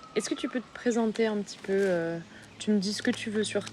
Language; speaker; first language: French; native; French